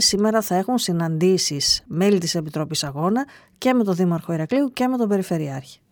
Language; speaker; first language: Greek; native; Greek